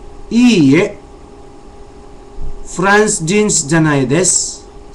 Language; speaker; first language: Japanese; non-native, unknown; Chavacano